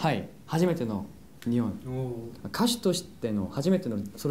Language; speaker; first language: Japanese; non-native, fluent; Korean